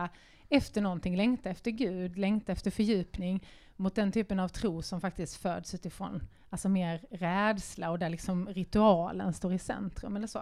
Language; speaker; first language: Swedish; native; Swedish